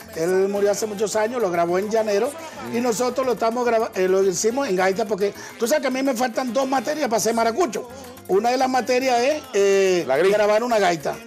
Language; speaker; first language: Spanish; native; Spanish